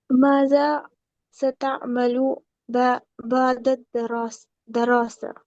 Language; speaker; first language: Arabic; non-native, learner; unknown